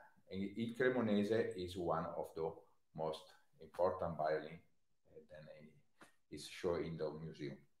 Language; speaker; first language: English; non-native, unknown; Italian